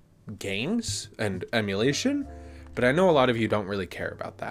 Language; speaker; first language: English; native; English